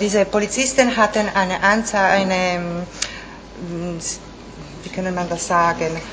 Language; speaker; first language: German; non-native, fluent; Italian